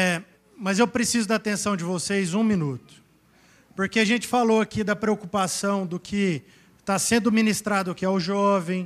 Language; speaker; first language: Portuguese; native; Portuguese